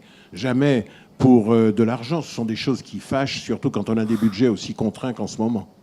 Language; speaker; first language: French; native; French